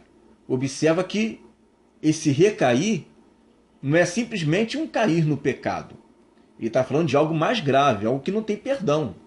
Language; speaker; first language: Portuguese; native; Portuguese